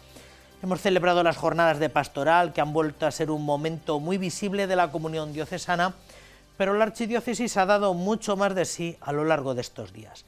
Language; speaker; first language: Spanish; native; Spanish